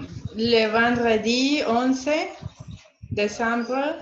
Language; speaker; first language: French; non-native, learner; Spanish